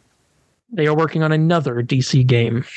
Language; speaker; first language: English; native; English